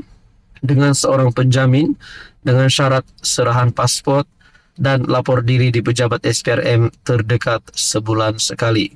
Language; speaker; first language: Malay; native; Malay